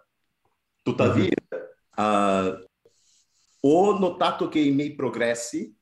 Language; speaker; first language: Italian; non-native, fluent; Portuguese